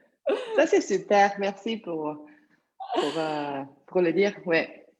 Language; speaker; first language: French; non-native, learner; Italian